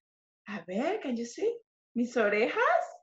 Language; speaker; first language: Spanish; non-native, fluent; English